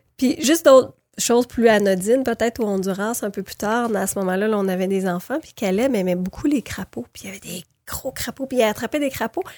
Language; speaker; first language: French; native; French